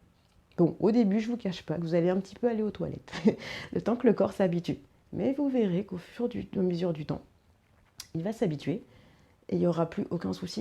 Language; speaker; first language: French; native; French